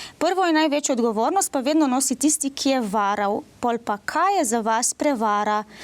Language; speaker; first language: Slovenian; native; Slovenian